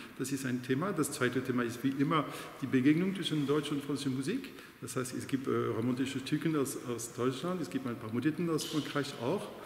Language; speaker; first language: German; non-native, fluent; French